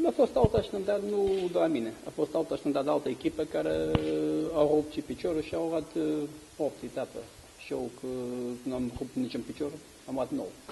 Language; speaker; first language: Romanian; non-native, learner; Portuguese